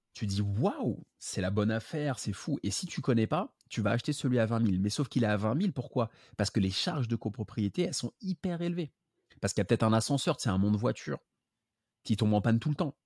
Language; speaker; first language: French; native; French